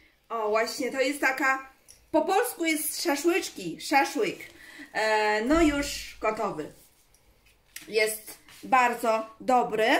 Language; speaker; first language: Polish; non-native, learner; Chinese